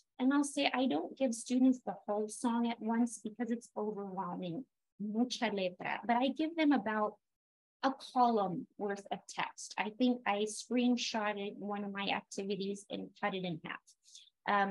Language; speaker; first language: English; native; English